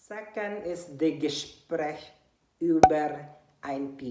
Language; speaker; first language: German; non-native, learner; Cebuano